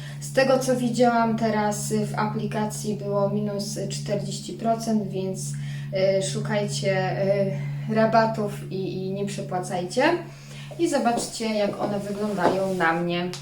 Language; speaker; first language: Polish; native; Polish